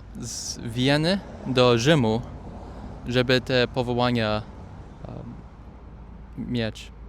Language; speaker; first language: Polish; early bilingual, heritage; Polish